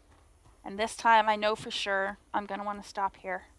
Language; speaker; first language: English; native; English